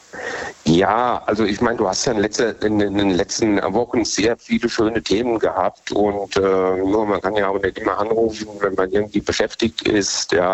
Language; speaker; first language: German; native; German